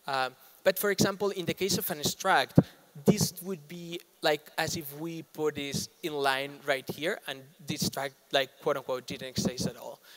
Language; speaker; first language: English; non-native, fluent; Spanish